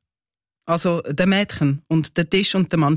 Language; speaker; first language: German; native; German